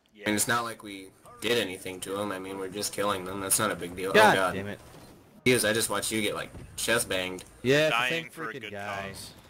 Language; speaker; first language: English; native; English